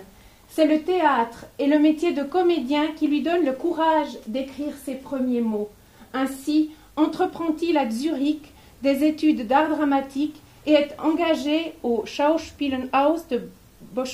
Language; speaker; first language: French; native; French